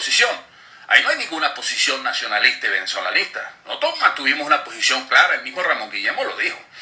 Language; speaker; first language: Spanish; native; Spanish